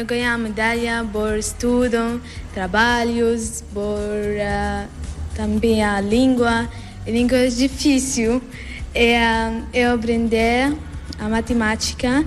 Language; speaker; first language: Portuguese; non-native, learner; Arabic